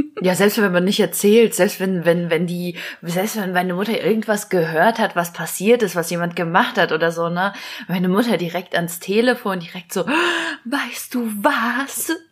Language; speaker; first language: German; early bilingual, other home language; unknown